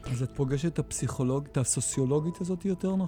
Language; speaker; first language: Hebrew; native; Hebrew